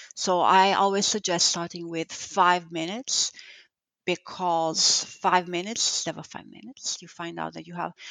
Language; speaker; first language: English; non-native, fluent; Italian